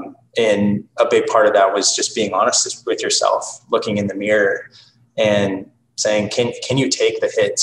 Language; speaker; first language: English; native; English